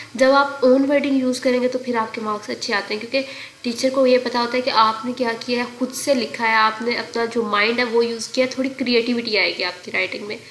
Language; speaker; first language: Urdu; native; Urdu